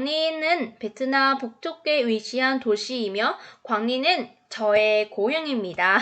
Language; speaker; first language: Korean; non-native, fluent; Vietnamese